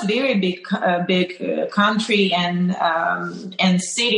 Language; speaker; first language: English; non-native, fluent; Ukrainian